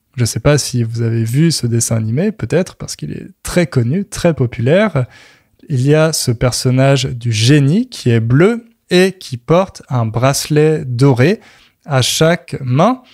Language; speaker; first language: French; native; French